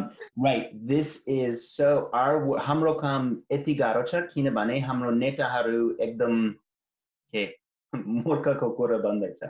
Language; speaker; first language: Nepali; non-native, fluent; English